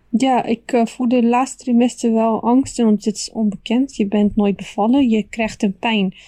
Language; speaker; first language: Dutch; early bilingual, other home language; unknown